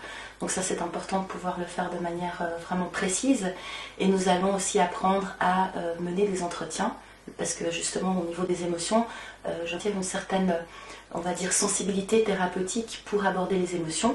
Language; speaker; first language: French; native; French